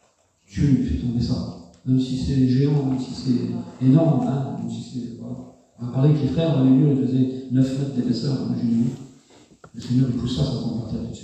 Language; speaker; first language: French; native; French